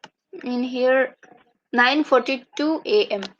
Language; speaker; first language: English; non-native, learner; Urdu